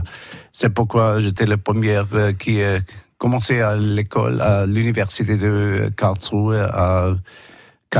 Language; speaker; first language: French; non-native, fluent; German